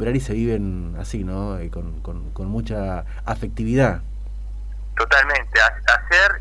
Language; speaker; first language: Spanish; native; Spanish